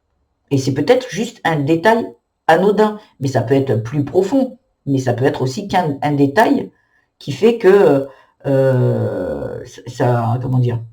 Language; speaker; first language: French; native; French